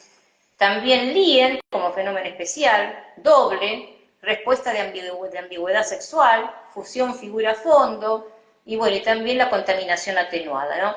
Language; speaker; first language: Spanish; native; Spanish